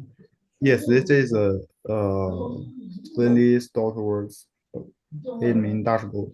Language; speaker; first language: English; non-native, learner; Chinese